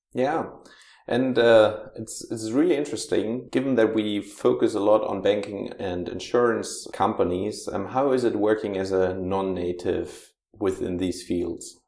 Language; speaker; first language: English; non-native, fluent; German